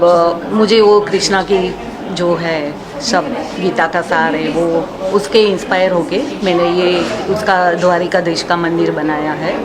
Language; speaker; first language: Hindi; non-native, local second language; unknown